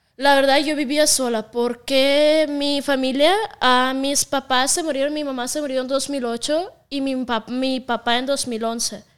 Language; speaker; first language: Spanish; non-native, fluent; Russian